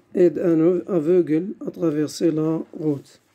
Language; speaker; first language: French; non-native, local second language; Arabic